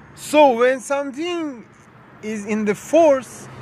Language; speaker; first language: English; non-native, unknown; Persian